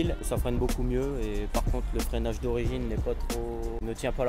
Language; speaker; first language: French; native; French